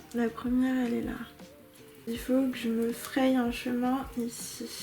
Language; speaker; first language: French; native; French